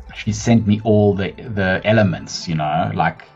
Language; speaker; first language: English; native; English